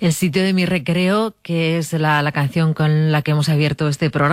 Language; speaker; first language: Spanish; native; Spanish